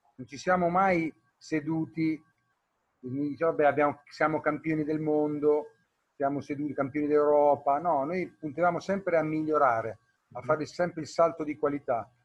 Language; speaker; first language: Italian; native; Italian